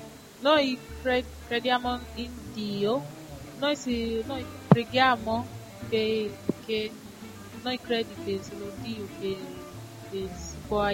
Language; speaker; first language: Italian; non-native, learner; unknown